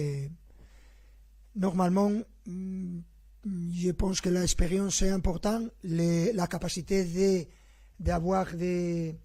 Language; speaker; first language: French; non-native, fluent; Spanish